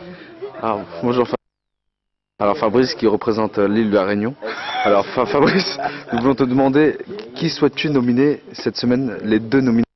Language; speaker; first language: French; native; French